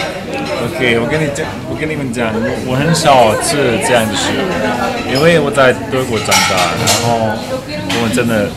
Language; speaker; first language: Chinese; non-native, learner; German